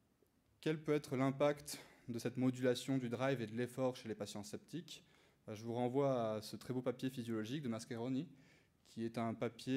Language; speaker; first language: French; native; French